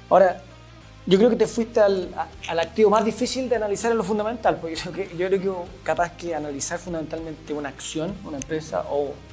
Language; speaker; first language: Spanish; native; Spanish